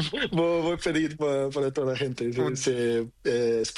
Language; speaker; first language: Spanish; non-native, learner; Portuguese